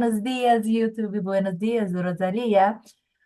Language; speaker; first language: Spanish; non-native, learner; Portuguese